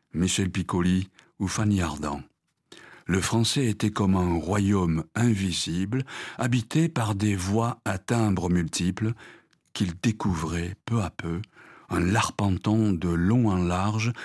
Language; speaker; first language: French; non-native, fluent; Japanese